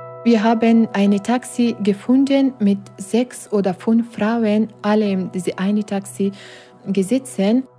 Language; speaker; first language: German; non-native, learner; Persian